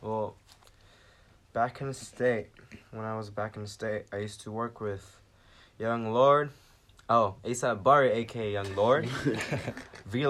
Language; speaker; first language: English; early bilingual, other home language; Japanese